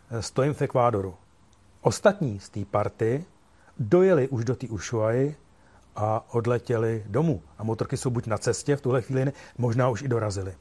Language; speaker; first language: Czech; native; Czech